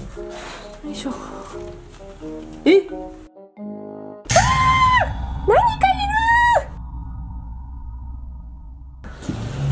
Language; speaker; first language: Japanese; native; Japanese